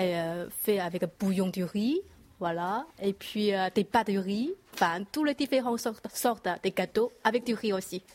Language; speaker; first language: French; non-native, learner; Chinese